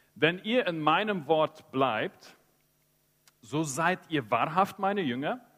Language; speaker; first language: German; early bilingual, heritage; Spanish